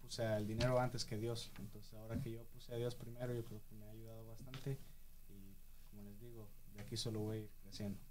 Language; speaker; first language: Spanish; early bilingual, heritage; Spanish